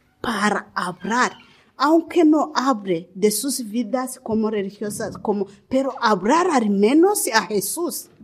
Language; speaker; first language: Spanish; non-native, learner; Kinyarwanda